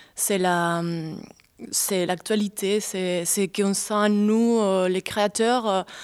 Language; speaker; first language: French; non-native, fluent; Spanish